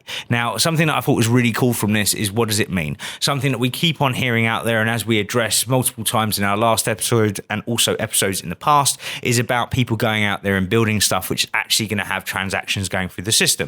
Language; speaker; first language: English; native; English